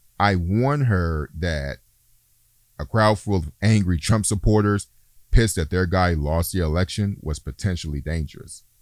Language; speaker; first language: English; native; English